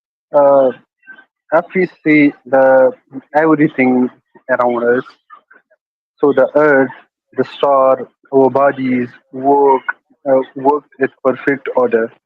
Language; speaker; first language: English; non-native, learner; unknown